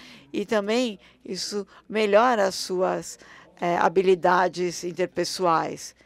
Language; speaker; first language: Portuguese; non-native, fluent; German